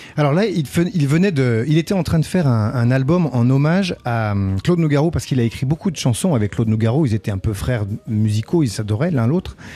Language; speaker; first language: French; native; French